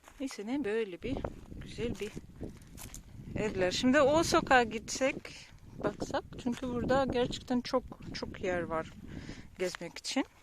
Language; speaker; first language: Turkish; non-native, learner; Russian